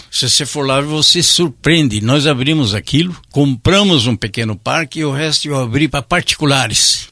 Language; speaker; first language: Portuguese; native; Portuguese